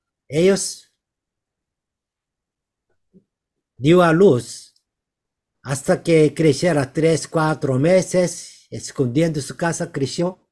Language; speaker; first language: Spanish; non-native, learner; Korean